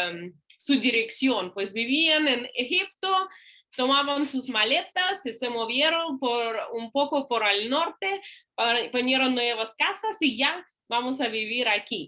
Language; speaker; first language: Spanish; non-native, fluent; English